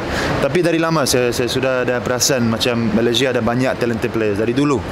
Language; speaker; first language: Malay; non-native, fluent; English